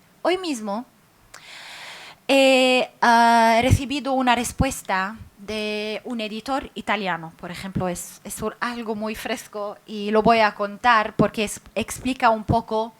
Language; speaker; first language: Spanish; non-native, fluent; Arabic